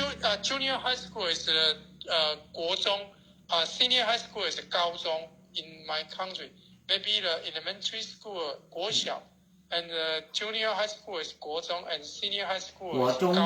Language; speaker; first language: English; non-native, learner; Chinese